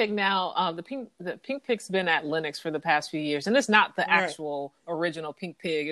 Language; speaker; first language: English; native; English